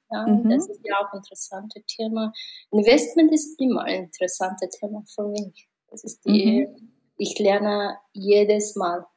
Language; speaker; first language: German; non-native, learner; Mongolian